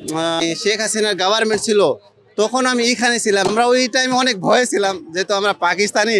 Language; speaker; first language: Bangla; non-native, fluent; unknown